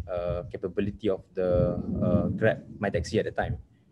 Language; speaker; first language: English; non-native, local second language; Malay